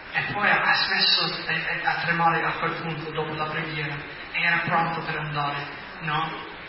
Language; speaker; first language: Italian; non-native, fluent; English